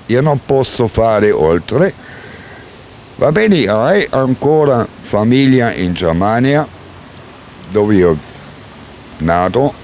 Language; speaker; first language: Italian; non-native, learner; German